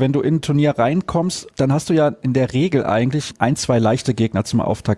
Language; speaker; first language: German; native; German